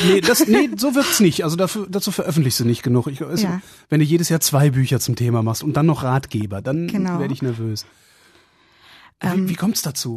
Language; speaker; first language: German; native; German